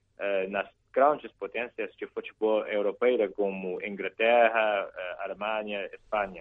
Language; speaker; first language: Portuguese; non-native, fluent; Chinese